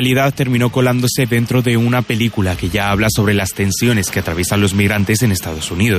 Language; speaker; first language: Spanish; native; Spanish